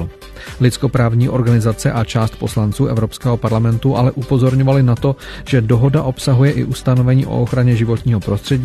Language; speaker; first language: Czech; native; Czech